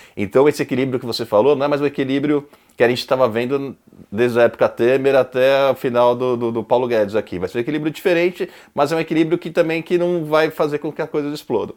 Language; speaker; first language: Portuguese; native; Portuguese